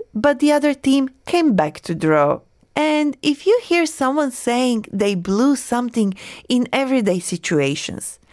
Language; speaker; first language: English; non-native, fluent; Croatian